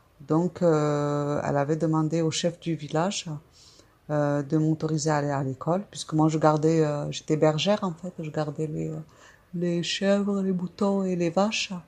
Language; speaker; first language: French; early bilingual, other home language; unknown